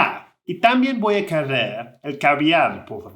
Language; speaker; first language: Spanish; non-native, learner; English